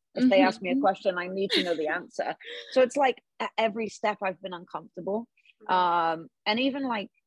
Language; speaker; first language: English; native; English